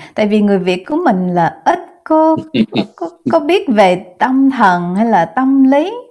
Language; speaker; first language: Vietnamese; early bilingual, heritage; Vietnamese